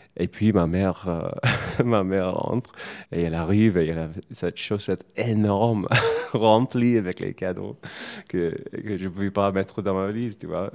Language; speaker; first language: French; non-native, fluent; English